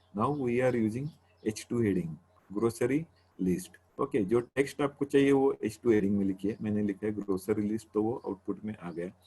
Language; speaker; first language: Hindi; non-native, local second language; Marathi